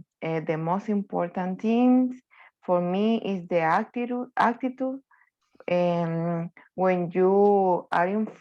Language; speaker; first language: English; non-native, learner; Spanish